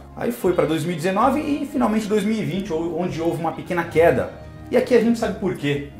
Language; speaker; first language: Portuguese; native; Portuguese